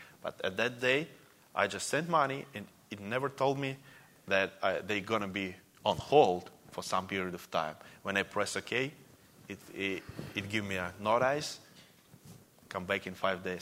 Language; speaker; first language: English; non-native, fluent; Russian